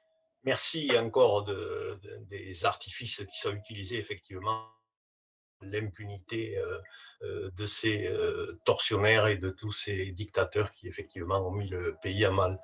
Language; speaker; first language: French; native; French